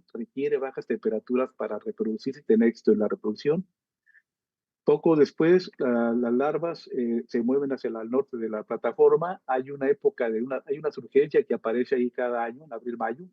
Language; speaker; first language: Spanish; native; Spanish